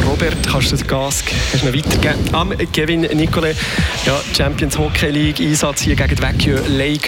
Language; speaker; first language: German; native; German